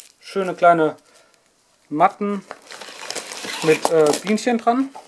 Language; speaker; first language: German; native; German